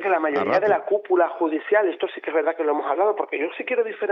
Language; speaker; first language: Spanish; native; Spanish